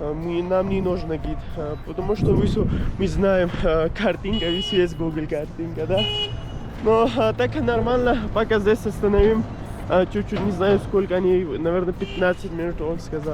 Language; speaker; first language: Russian; non-native, learner; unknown